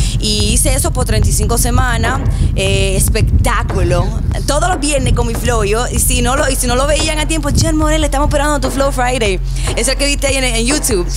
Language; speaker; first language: Spanish; early bilingual, heritage; Spanish